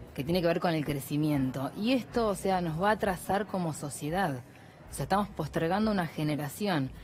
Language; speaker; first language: Spanish; native; Spanish